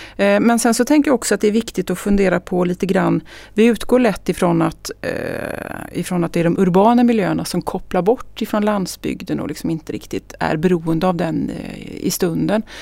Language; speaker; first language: Swedish; native; Swedish